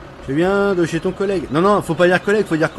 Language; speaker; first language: French; native; French